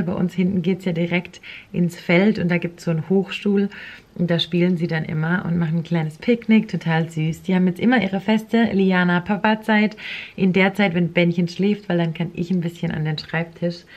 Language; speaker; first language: German; native; German